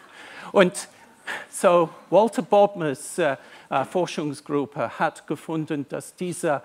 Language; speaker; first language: German; non-native, fluent; English